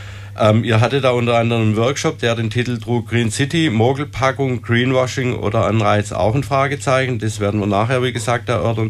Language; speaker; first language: German; native; German